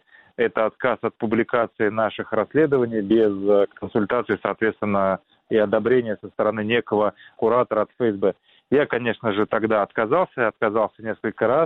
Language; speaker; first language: Russian; native; Russian